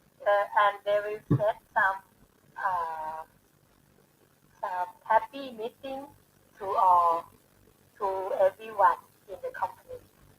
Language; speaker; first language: English; non-native, learner; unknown